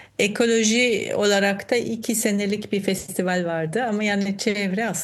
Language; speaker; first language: Turkish; non-native, fluent; German